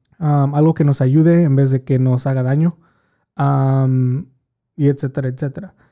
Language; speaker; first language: Spanish; early bilingual, heritage; Spanish